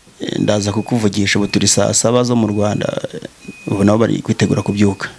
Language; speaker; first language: Kinyarwanda; early bilingual, heritage; Kinyarwanda